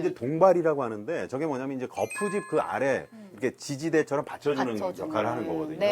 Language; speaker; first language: Korean; native; Korean